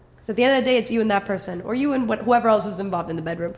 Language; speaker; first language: English; early bilingual, other home language; Spanish